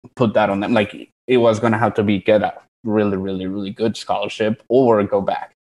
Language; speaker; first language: English; early bilingual, other home language; Spanish